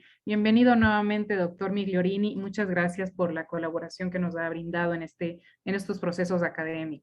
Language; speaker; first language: Spanish; native; Spanish